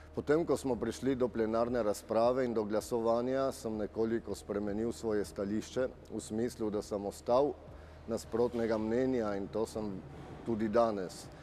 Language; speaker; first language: Slovenian; native; Slovenian